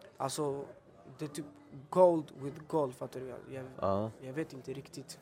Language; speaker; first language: Swedish; early bilingual, other home language; Albanian